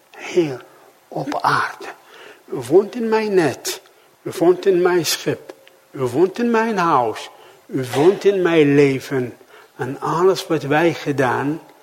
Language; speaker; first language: Dutch; non-native, fluent; Arabic